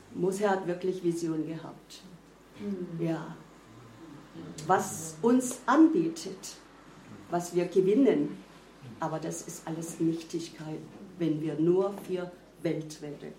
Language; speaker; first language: German; non-native, fluent; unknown